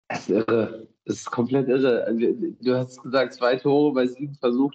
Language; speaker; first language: German; native; German